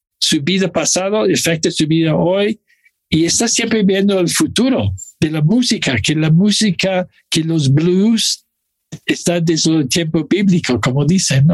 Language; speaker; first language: Spanish; non-native, fluent; English